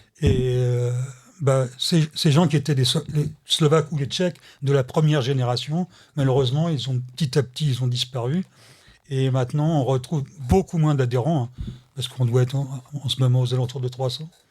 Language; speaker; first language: French; native; French